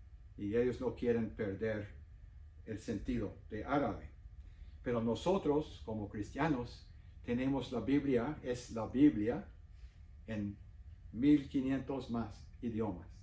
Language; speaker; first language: Spanish; non-native, fluent; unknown